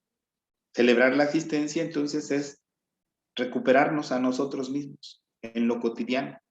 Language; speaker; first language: Spanish; native; Spanish